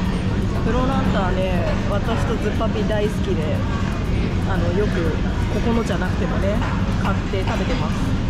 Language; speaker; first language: Japanese; native; Japanese